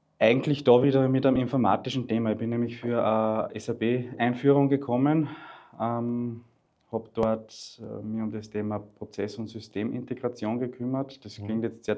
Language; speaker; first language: German; native; German